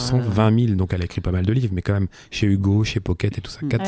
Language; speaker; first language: French; native; French